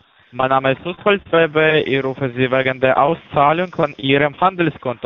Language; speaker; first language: German; non-native, learner; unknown